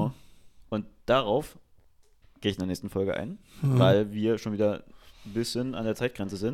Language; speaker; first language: German; native; German